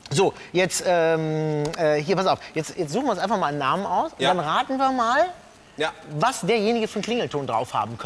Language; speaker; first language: German; native; German